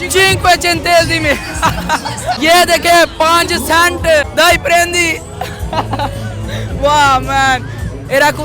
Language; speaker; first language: Italian; non-native, learner; Urdu